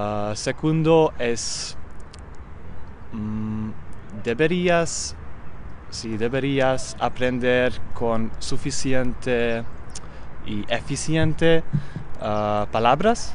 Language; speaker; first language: Spanish; non-native, learner; Hungarian